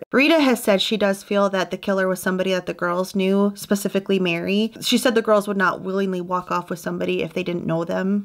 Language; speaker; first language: English; native; English